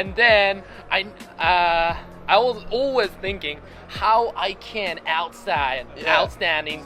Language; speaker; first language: English; non-native, fluent; Japanese